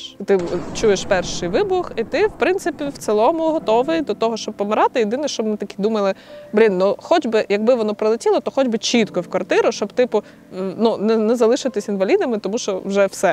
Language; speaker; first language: Ukrainian; native; Ukrainian